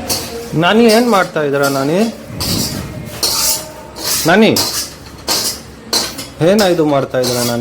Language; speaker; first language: Kannada; non-native, local second language; Hindi